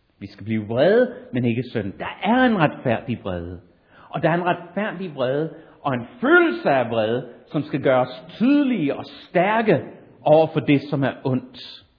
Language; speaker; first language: Danish; non-native, fluent; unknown